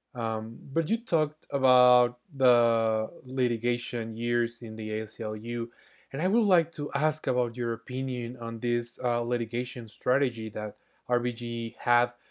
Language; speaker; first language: English; non-native, fluent; Spanish